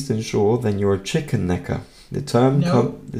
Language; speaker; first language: English; non-native, local second language; Hungarian